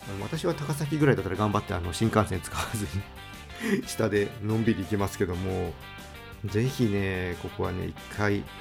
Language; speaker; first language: Japanese; native; Japanese